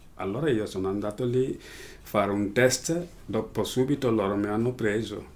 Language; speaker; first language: Italian; non-native, learner; Wolof